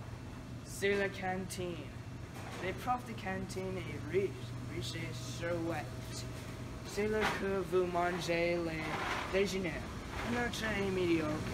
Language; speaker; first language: French; non-native, learner; English